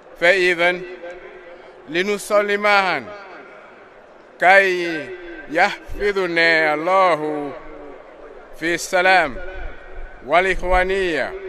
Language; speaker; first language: Arabic; non-native, learner; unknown